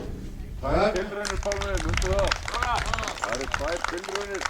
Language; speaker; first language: Icelandic; native; Icelandic